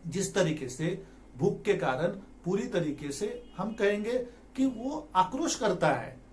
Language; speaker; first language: Hindi; non-native, local second language; Marathi